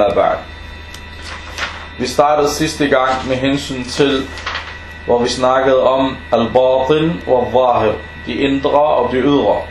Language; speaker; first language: Danish; early bilingual, other home language; Arabic